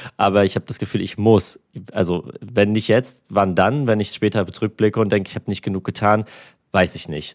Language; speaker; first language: German; early bilingual, other home language; Armenian